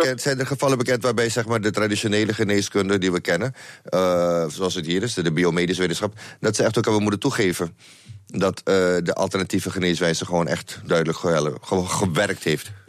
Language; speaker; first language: Dutch; native; Dutch